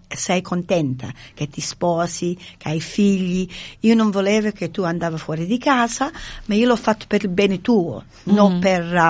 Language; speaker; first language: Italian; non-native, fluent; English